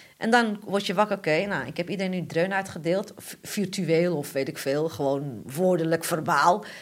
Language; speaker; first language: Dutch; early bilingual, other home language; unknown